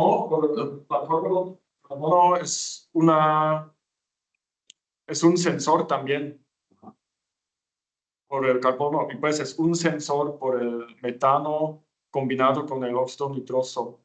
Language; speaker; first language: Spanish; non-native, fluent; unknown